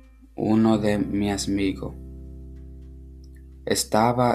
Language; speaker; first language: Spanish; non-native, learner; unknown